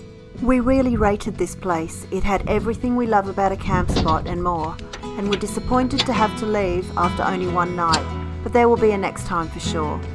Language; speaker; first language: English; native; English